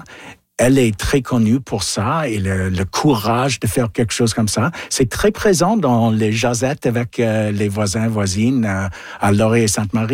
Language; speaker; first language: French; non-native, local second language; English